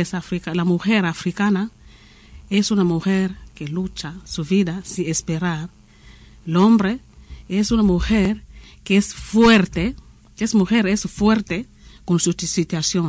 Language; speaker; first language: Spanish; non-native, learner; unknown